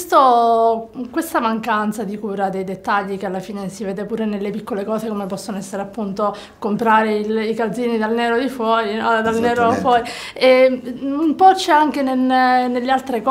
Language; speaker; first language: Italian; native; Italian